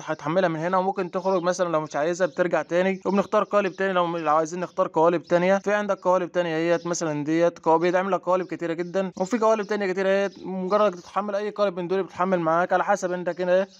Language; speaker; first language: Arabic; native; Arabic